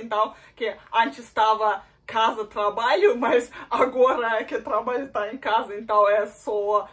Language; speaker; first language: Portuguese; non-native, learner; Russian